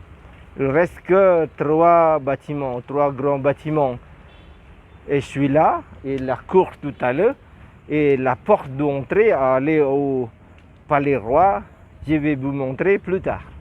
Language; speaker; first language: French; non-native, learner; Indonesian